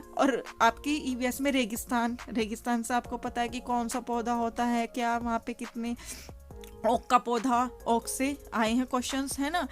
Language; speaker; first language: Hindi; native; Hindi